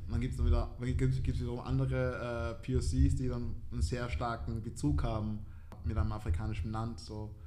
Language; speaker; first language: German; early bilingual, other home language; Swahili